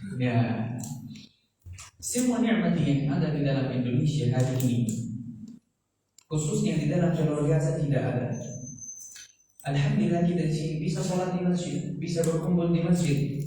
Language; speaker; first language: Indonesian; non-native, fluent; Arabic